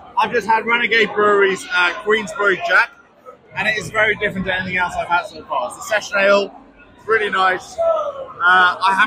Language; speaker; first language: English; native; English